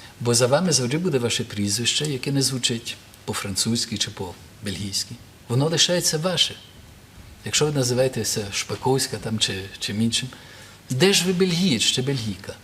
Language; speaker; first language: Ukrainian; early bilingual, heritage; Ukrainian